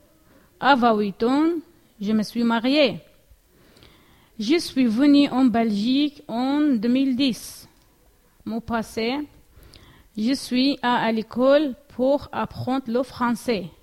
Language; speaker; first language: French; non-native, learner; Kurdish